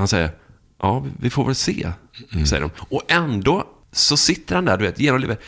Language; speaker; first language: Swedish; native; Swedish